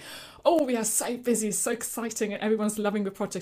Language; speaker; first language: English; non-native, fluent; German